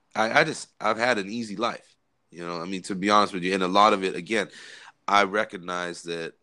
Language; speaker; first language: English; native; English